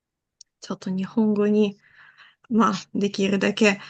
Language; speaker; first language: Japanese; non-native, learner; Ukrainian